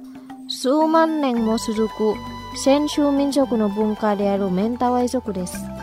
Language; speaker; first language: Japanese; non-native, fluent; Indonesian